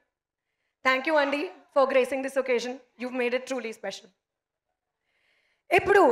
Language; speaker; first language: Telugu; non-native, local second language; Hindi